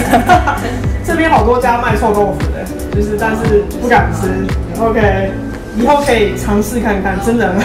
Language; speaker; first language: Chinese; native; Chinese